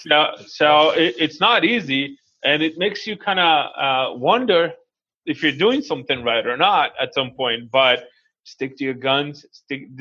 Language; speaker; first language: English; non-native, fluent; Hebrew